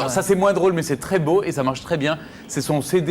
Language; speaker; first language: French; native; French